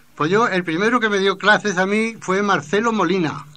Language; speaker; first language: Spanish; native; Spanish